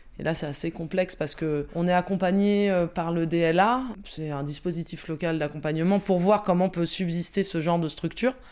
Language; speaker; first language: French; native; French